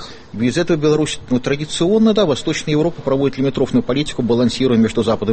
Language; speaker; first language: Russian; native; Russian